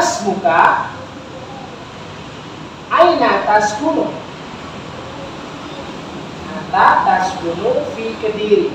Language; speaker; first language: Arabic; non-native, fluent; Indonesian